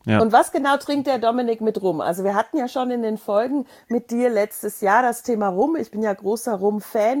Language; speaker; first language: German; native; German